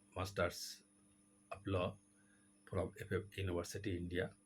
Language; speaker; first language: English; non-native, local second language; Bangla